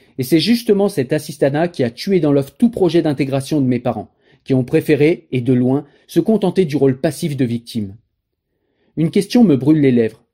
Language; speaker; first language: French; native; French